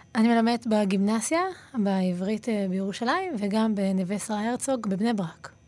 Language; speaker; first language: Hebrew; native; Hebrew